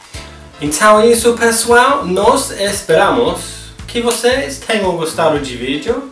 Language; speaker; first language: Portuguese; non-native, learner; English